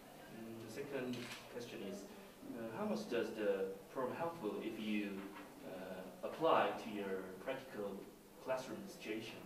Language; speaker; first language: English; non-native, learner; Korean